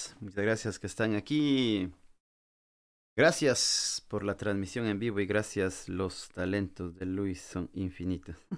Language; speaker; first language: Spanish; native; Spanish